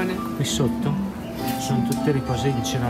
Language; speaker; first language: Italian; native; Italian